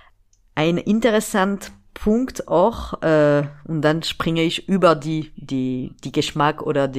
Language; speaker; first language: German; non-native, fluent; French